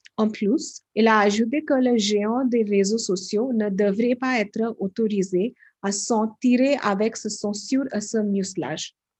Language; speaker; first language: French; non-native, learner; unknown